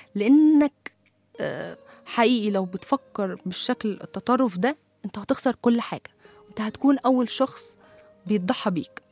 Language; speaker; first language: Arabic; native; Arabic